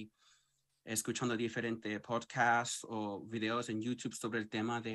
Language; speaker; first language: Spanish; early bilingual, heritage; English